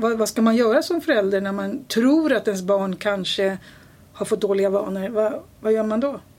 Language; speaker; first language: Swedish; native; Swedish